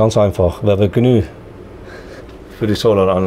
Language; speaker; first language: German; non-native, learner; Dutch